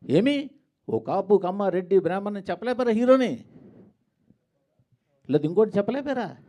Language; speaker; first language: Telugu; native; Telugu